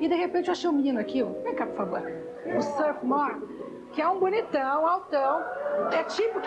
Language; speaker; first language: Portuguese; native; Portuguese